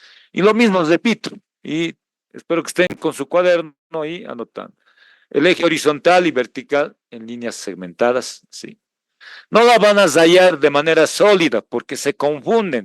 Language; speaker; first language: Spanish; native; Spanish